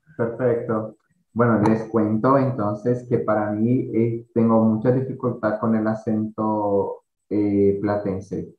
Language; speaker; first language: Spanish; non-native, fluent; Portuguese